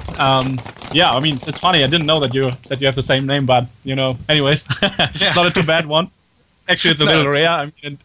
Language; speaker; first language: English; non-native, fluent; German